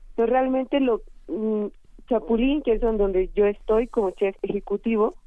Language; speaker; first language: Spanish; native; Spanish